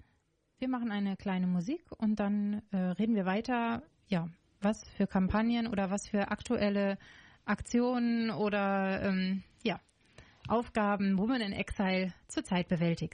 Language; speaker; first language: German; native; German